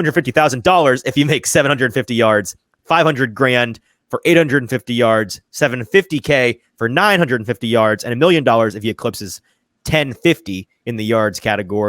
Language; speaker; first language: English; native; English